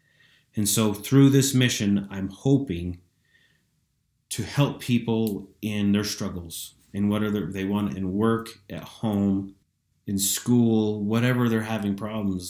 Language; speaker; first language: English; native; English